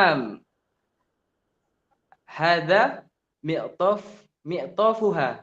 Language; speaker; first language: Arabic; non-native, learner; Indonesian